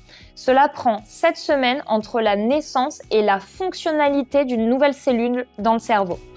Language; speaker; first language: French; native; French